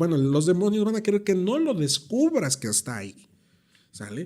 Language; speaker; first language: Spanish; native; Spanish